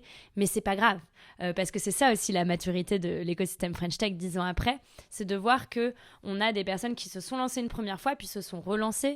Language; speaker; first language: French; native; French